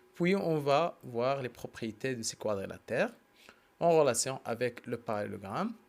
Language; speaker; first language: French; non-native, local second language; Arabic